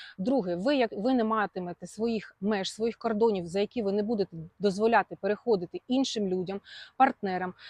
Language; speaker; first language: Ukrainian; non-native, local second language; Russian